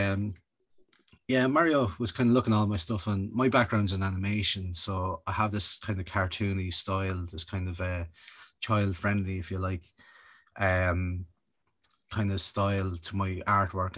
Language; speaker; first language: English; native; English